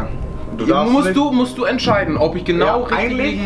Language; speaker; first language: German; native; German